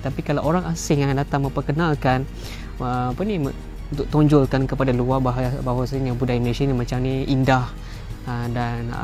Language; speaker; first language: Malay; native; Malay